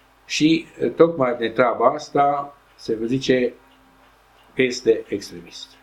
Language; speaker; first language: Romanian; non-native, local second language; Hungarian